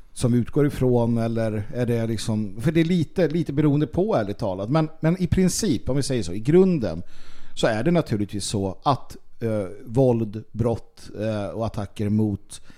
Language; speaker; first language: Swedish; native; Swedish